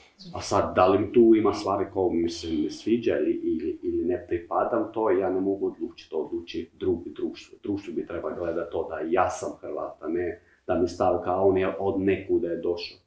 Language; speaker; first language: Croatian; non-native, learner; Albanian